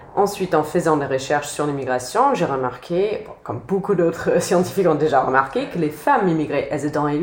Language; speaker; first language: French; non-native, fluent; English